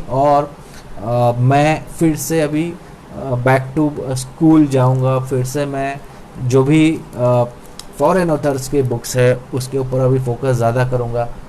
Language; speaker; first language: Hindi; non-native, local second language; Marathi